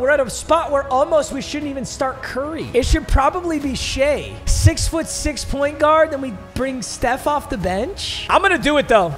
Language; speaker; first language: English; native; English